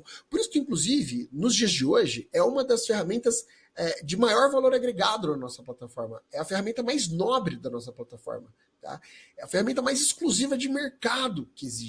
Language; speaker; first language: Portuguese; native; Portuguese